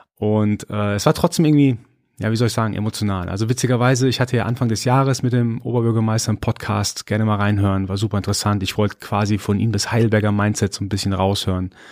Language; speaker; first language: German; early bilingual, other home language; Persian